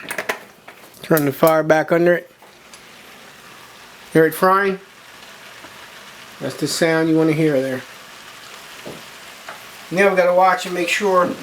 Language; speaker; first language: English; native; English